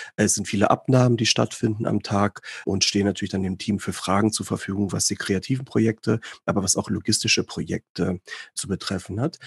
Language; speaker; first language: German; early bilingual, other home language; Greek